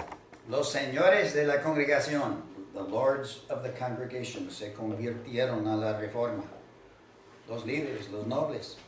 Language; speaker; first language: Spanish; non-native, fluent; English